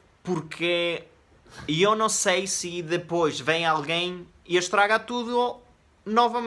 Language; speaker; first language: Portuguese; non-native, fluent; Spanish